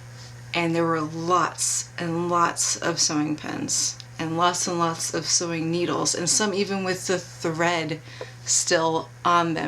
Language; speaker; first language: English; native; English